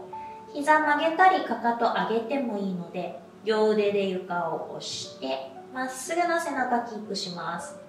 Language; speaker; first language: Japanese; native; Japanese